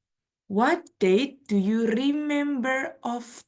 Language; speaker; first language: English; non-native, fluent; Indonesian